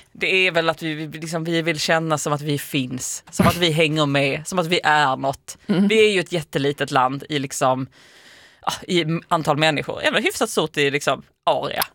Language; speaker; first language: Swedish; native; Swedish